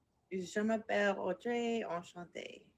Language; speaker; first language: French; non-native, learner; English